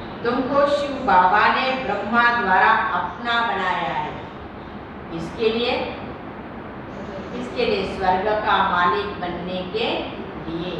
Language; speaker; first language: Hindi; non-native, local second language; Marathi